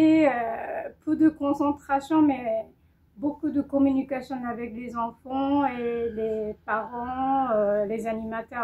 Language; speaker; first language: French; non-native, fluent; Japanese